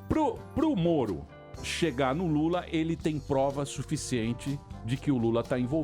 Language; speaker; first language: Portuguese; native; Portuguese